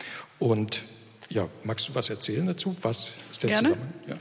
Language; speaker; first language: German; native; German